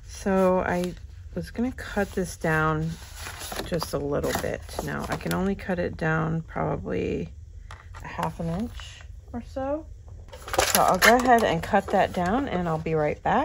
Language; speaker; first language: English; native; English